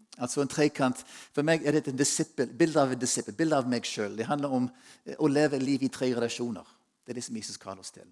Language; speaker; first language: Norwegian; non-native, fluent; English